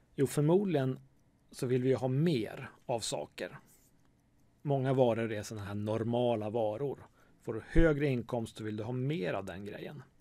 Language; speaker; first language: Swedish; native; Swedish